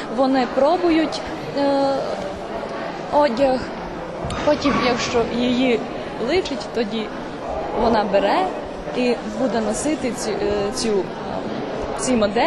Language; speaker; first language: Ukrainian; non-native, local second language; Serbian